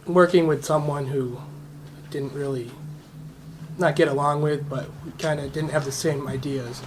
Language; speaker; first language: English; native; English